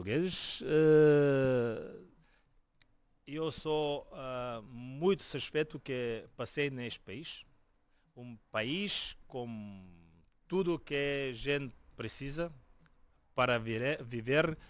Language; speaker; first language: Portuguese; non-native, fluent; Bulgarian